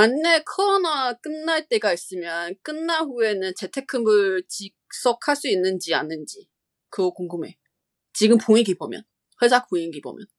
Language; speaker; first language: Korean; non-native, fluent; Chinese